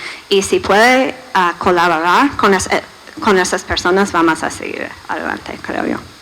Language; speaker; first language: Spanish; non-native, fluent; English